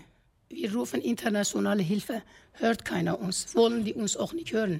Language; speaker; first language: German; non-native, fluent; Kurdish